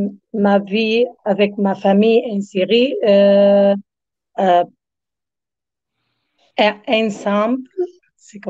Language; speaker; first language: French; non-native, learner; Arabic